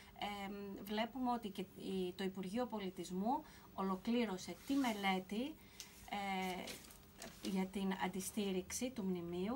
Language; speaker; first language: Greek; native; Greek